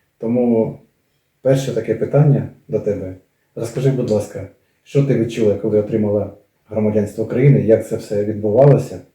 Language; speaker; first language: Ukrainian; native; Ukrainian